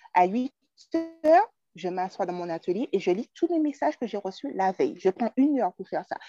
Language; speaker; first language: French; native; French